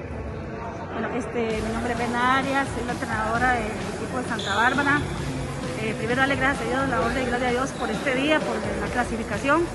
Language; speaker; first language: Spanish; native; Spanish